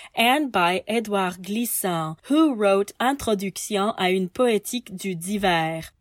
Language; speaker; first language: English; native; English